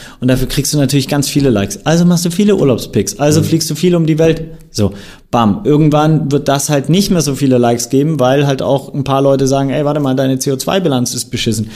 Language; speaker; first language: German; native; German